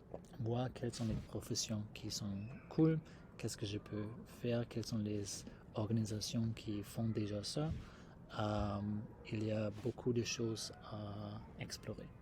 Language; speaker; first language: French; non-native, fluent; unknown